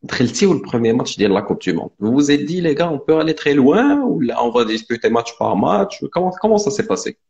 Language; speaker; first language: French; non-native, local second language; Arabic